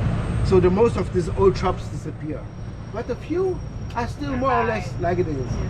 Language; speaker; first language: English; non-native, fluent; Portuguese